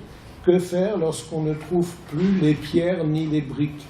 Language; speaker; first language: French; native; French